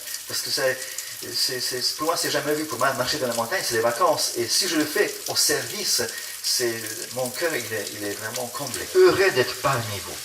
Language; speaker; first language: French; non-native, fluent; Polish